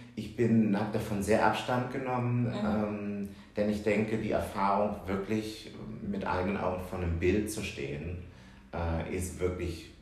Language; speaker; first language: German; native; German